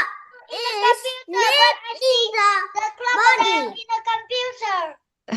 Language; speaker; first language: English; non-native, learner; Vietnamese